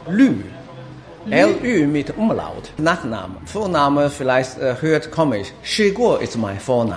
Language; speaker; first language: German; non-native, learner; Chinese